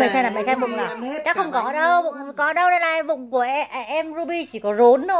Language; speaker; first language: Vietnamese; native; Vietnamese